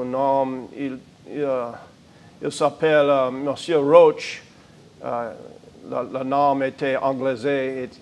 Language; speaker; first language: French; non-native, learner; English